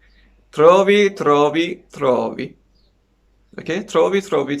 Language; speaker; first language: Italian; non-native, fluent; Persian